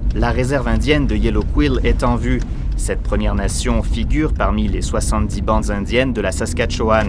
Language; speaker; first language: French; native; French